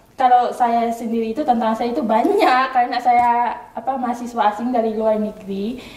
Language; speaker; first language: Indonesian; non-native, learner; Filipino